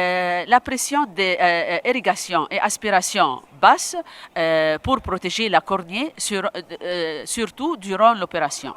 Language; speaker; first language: French; non-native, local second language; Arabic